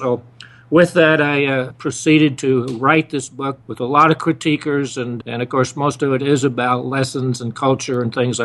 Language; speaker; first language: English; native; English